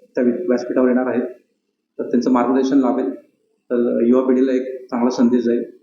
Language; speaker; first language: Marathi; non-native, local second language; Lambadi